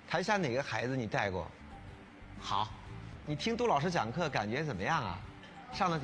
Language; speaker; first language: Chinese; native; Chinese